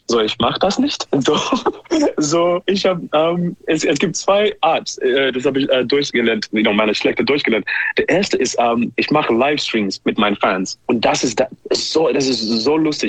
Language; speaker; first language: German; non-native, learner; English